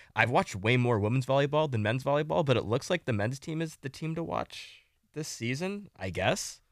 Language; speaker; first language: English; native; English